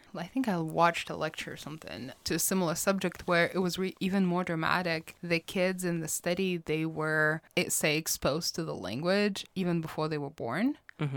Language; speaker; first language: English; non-native, fluent; Russian